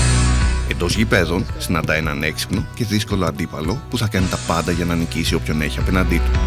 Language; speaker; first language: Greek; native; Greek